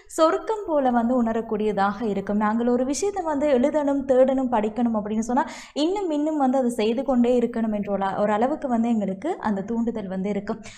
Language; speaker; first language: Tamil; native; Tamil